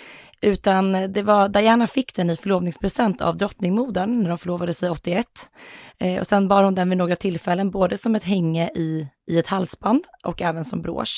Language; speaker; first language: Swedish; native; Swedish